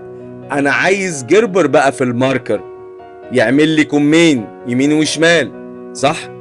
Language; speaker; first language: Arabic; native; Arabic